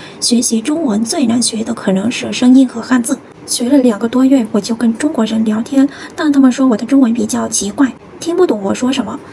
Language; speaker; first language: Chinese; non-native, fluent; Vietnamese